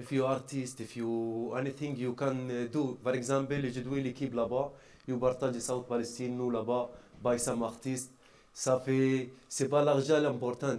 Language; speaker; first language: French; non-native, learner; Arabic